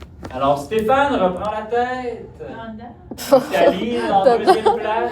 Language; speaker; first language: French; native; French